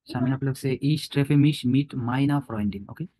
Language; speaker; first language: German; non-native, learner; Bangla